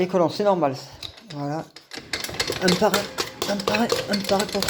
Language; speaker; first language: French; native; French